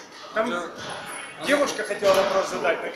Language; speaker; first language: Russian; native; Russian